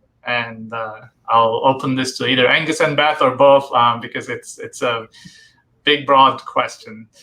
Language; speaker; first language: English; native; English